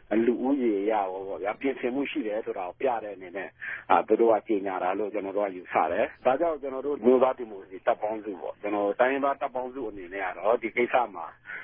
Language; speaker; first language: Burmese; non-native, local second language; Pa'o Karen